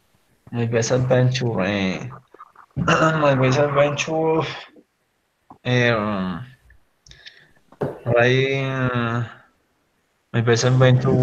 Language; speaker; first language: English; non-native, learner; Spanish